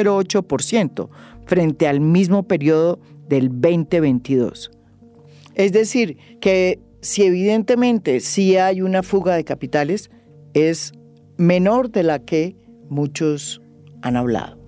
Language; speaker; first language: Spanish; native; Spanish